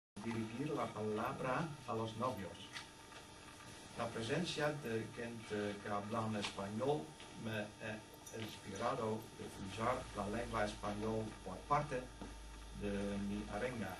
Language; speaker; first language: Spanish; non-native, learner; Dutch